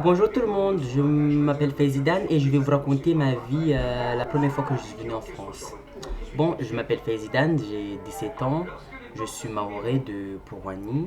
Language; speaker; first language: French; non-native, local second language; Comorian